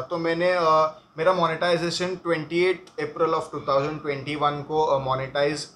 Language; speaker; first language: Hindi; non-native, local second language; Marathi